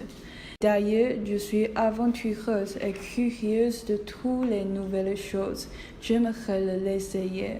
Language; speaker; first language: French; non-native, learner; Chinese